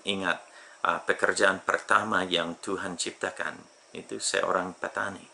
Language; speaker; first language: Indonesian; non-native, fluent; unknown